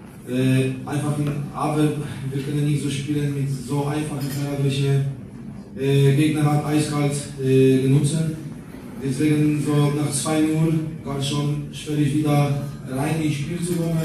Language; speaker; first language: German; non-native, learner; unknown